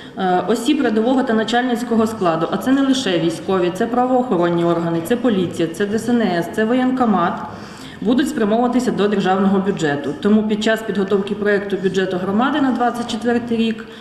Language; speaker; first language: Ukrainian; native; Ukrainian